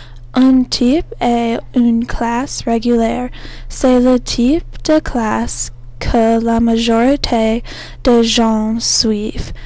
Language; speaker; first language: French; non-native, learner; English